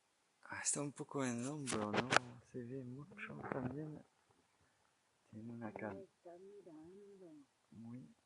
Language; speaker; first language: Spanish; non-native, learner; French